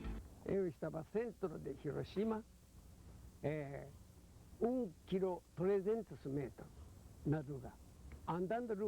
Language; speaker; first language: Portuguese; non-native, learner; Japanese